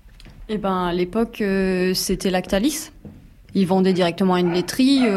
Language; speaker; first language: French; native; French